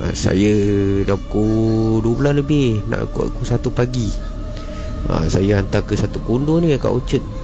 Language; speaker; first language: Malay; native; Malay